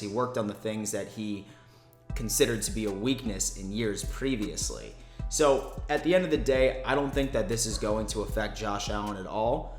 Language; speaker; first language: English; native; English